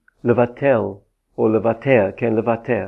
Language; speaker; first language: Hebrew; non-native, fluent; English